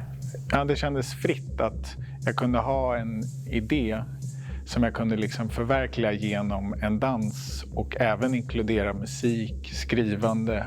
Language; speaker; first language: Swedish; native; Swedish